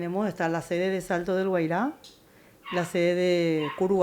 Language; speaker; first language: Spanish; native; Spanish